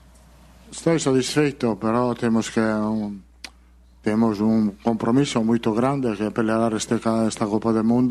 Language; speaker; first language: Portuguese; non-native, learner; Italian